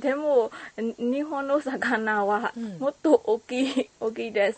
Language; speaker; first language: Japanese; non-native, learner; Burmese